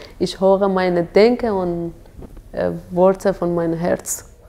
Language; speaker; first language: German; non-native, learner; Persian